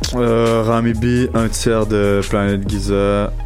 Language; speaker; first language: French; non-native, local second language; Arabic